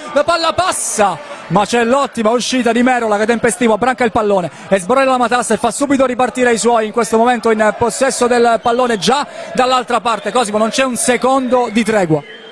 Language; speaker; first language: Italian; native; Italian